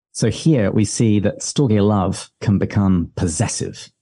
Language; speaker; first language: English; native; English